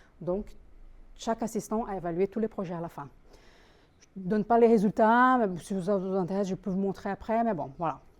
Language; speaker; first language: French; non-native, fluent; Portuguese